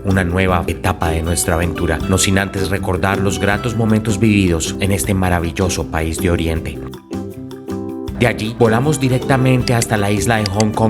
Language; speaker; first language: Spanish; native; Spanish